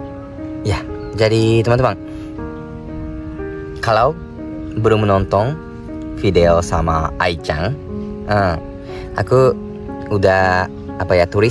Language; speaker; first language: Indonesian; non-native, fluent; Japanese